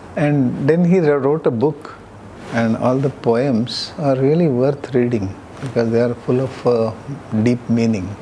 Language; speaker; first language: English; non-native, local second language; Marathi